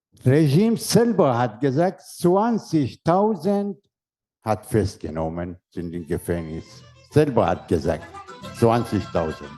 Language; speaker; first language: German; non-native, learner; Persian